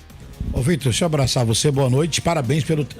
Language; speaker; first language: Portuguese; native; Portuguese